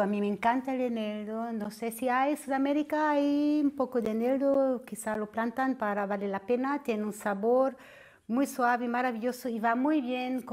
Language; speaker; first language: Spanish; non-native, fluent; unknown